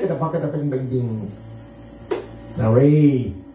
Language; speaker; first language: English; native; English